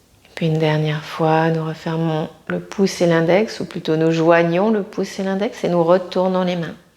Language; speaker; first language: French; native; French